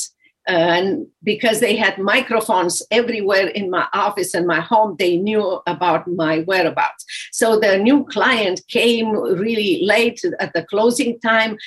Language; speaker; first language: English; non-native, fluent; Romanian